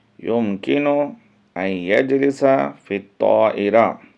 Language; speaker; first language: Arabic; non-native, fluent; Urdu